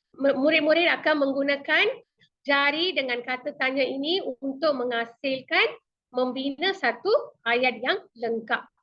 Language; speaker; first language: Malay; non-native, local second language; Tamil